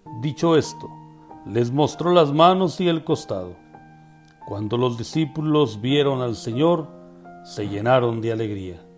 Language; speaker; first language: Spanish; native; Spanish